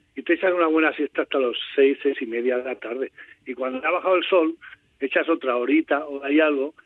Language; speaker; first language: Spanish; native; Spanish